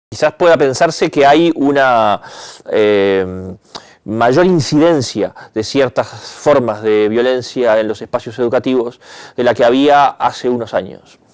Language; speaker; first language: Spanish; native; Spanish